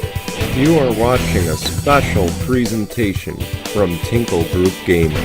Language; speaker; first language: English; native; English